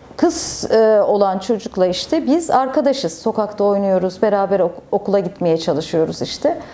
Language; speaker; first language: Turkish; native; Turkish